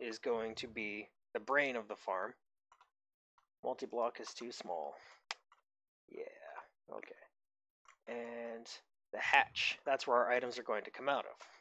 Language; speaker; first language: English; native; English